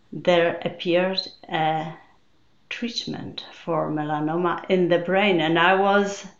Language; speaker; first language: English; non-native, fluent; Polish